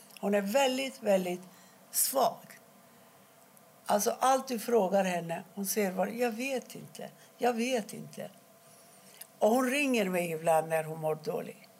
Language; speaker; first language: Swedish; non-native, fluent; Persian